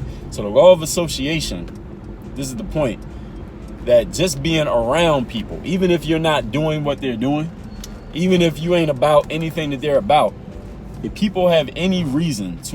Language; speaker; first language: English; native; English